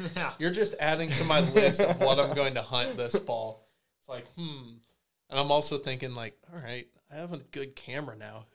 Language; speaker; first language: English; native; English